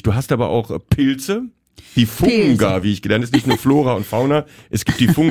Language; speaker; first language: German; native; German